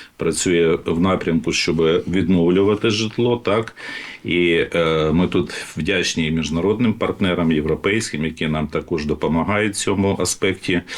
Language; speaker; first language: Ukrainian; native; Ukrainian